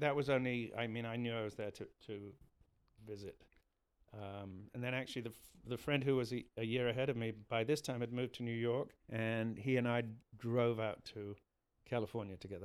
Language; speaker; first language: English; native; English